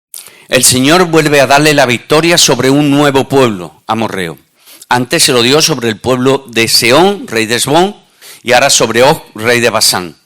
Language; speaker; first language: Spanish; native; Spanish